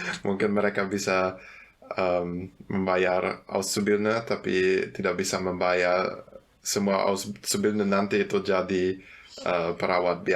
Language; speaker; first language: Indonesian; non-native, fluent; German